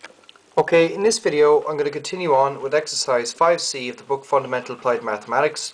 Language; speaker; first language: English; native; English